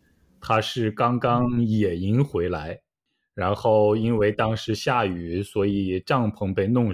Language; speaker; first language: Chinese; native; Chinese